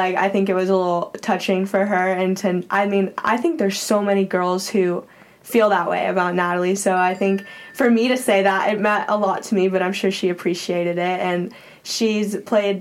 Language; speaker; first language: English; native; English